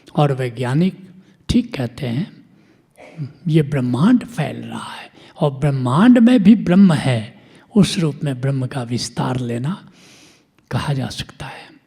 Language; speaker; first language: Hindi; non-native, local second language; Bhojpuri